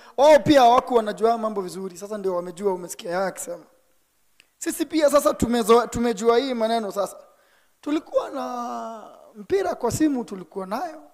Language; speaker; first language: Swahili; non-native, local second language; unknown